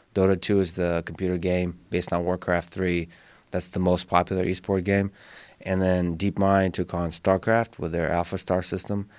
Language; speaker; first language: English; early bilingual, other home language; Russian